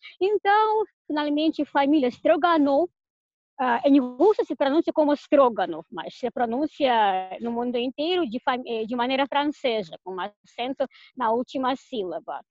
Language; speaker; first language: Portuguese; non-native, fluent; Russian